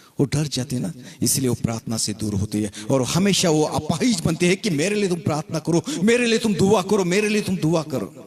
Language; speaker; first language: Hindi; non-native, local second language; Marathi